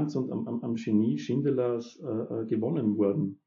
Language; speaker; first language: German; native; German